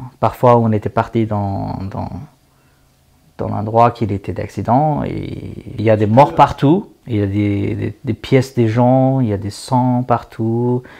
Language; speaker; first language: French; non-native, learner; Persian